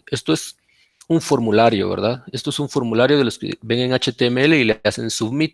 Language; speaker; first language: Spanish; native; Spanish